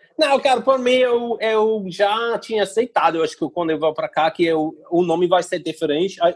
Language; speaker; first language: Portuguese; non-native, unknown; English